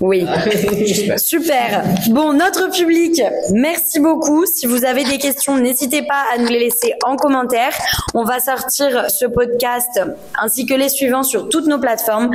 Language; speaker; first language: French; native; French